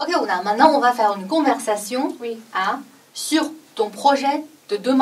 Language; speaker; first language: French; non-native, fluent; Chinese